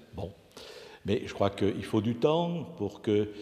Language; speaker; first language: French; native; French